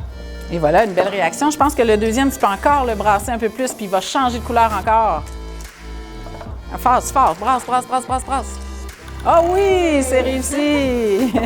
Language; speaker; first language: French; native; French